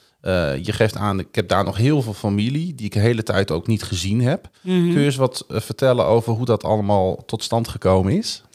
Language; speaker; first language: Dutch; native; Dutch